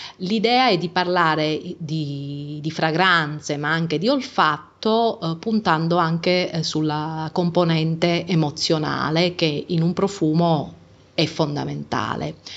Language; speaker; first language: Italian; native; Italian